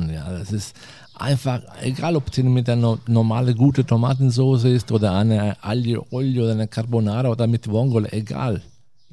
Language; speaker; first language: German; non-native, fluent; Italian